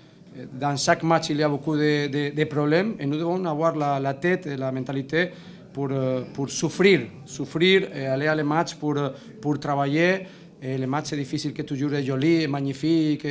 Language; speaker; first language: French; non-native, learner; Spanish